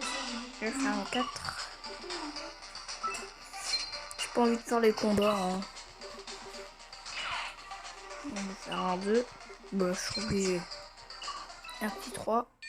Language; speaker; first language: French; native; French